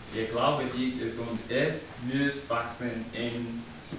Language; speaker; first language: German; non-native, learner; English